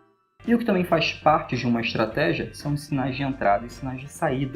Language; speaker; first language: Portuguese; native; Portuguese